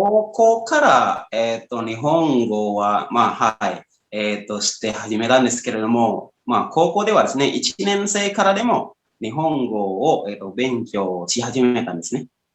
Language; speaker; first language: Japanese; non-native, fluent; Indonesian